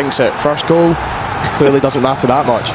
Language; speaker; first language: English; native; English